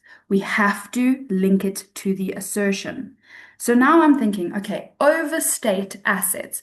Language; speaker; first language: English; native; English